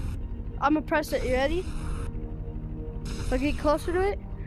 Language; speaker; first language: English; native; English